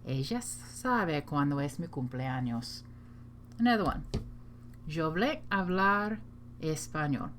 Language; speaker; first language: Spanish; non-native, fluent; English